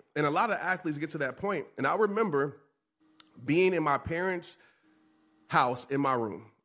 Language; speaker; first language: English; native; English